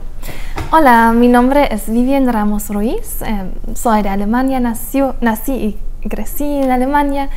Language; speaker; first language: Spanish; non-native, fluent; German